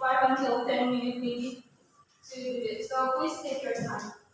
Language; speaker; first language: English; non-native, fluent; Indonesian